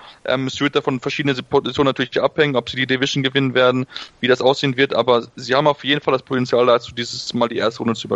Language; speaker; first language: German; native; German